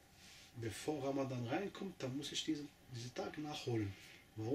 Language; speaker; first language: German; non-native, fluent; Arabic